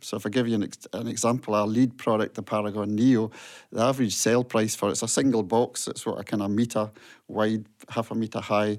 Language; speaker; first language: English; native; English